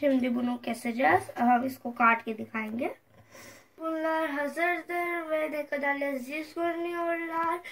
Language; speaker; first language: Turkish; non-native, learner; Urdu